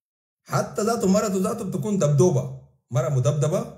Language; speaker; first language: Arabic; native; Arabic